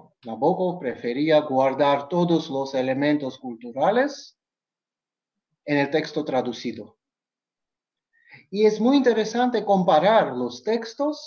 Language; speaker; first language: Spanish; non-native, fluent; Georgian